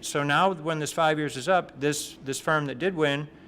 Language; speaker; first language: English; native; English